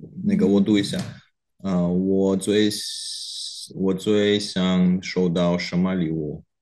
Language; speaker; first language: Chinese; non-native, learner; Korean